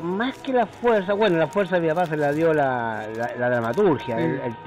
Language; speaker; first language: Spanish; native; Spanish